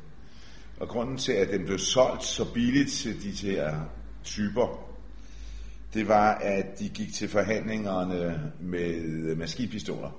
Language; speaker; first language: Danish; early bilingual, other home language; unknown